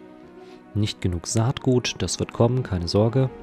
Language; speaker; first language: German; native; German